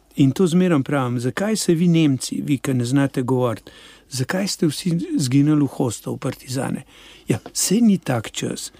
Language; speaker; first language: Slovenian; native; Slovenian